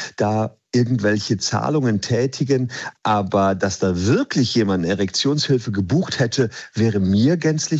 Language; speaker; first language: German; native; German